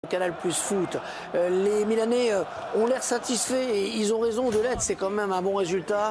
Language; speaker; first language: French; native; French